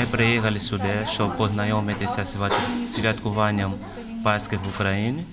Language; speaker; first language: Ukrainian; non-native, learner; Portuguese